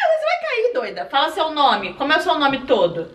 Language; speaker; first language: Portuguese; native; Portuguese